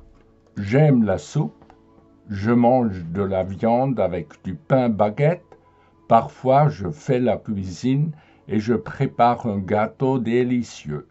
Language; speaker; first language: French; non-native, fluent; German